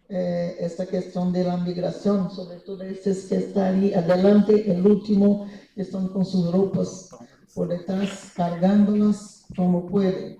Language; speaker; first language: Spanish; non-native, fluent; Portuguese